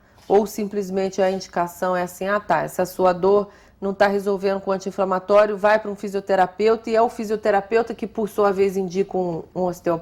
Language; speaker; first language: Portuguese; native; Portuguese